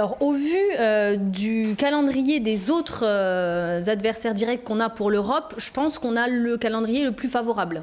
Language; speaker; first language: French; native; French